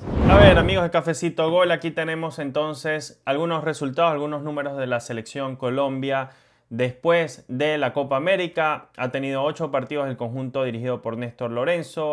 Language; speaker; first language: Spanish; native; Spanish